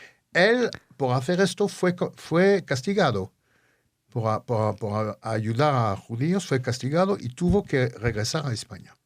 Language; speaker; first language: Spanish; early bilingual, heritage; Ladino